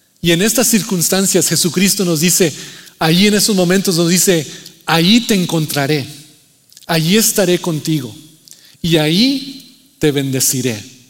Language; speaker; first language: Spanish; early bilingual, heritage; Spanish